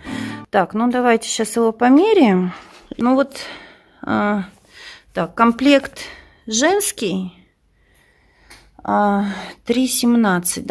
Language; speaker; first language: Russian; native; Russian